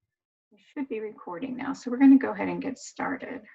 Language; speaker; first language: English; native; English